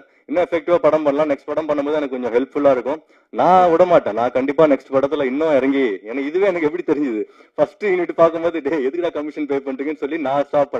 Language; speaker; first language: Tamil; native; Tamil